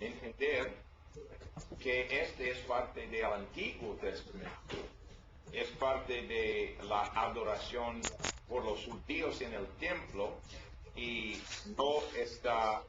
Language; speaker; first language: Spanish; non-native, learner; English